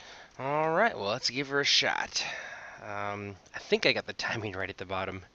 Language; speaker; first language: English; native; English